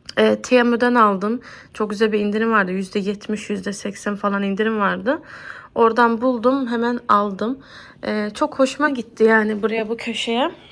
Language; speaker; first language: Turkish; early bilingual, heritage; Turkish